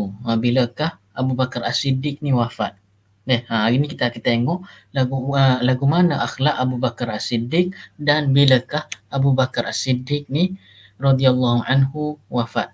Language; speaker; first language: Malay; native; Malay